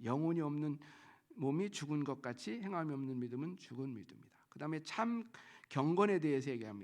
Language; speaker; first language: Korean; native; Korean